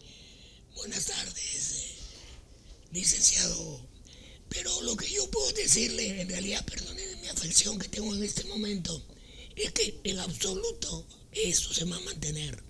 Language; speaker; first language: Spanish; native; Spanish